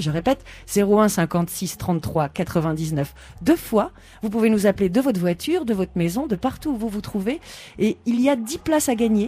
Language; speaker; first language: French; native; French